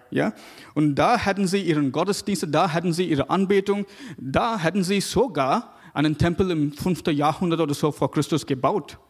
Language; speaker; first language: German; non-native, fluent; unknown